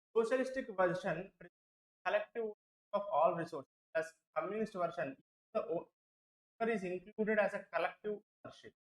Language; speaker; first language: English; non-native, local second language; Telugu